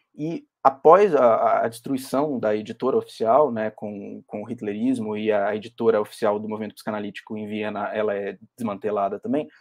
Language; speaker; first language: Portuguese; native; Portuguese